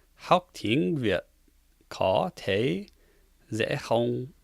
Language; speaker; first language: Vietnamese; non-native, learner; English